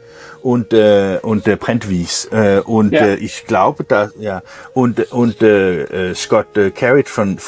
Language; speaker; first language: German; non-native, learner; Danish